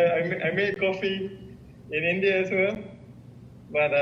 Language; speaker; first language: English; non-native, learner; Spanish